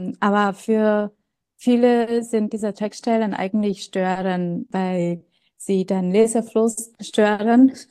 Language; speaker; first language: German; non-native, fluent; Vietnamese